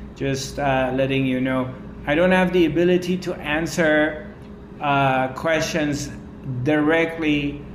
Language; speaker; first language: English; non-native, fluent; Persian